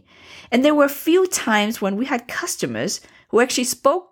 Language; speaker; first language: English; non-native, fluent; Cantonese